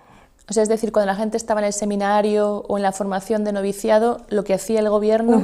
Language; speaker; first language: Spanish; native; Spanish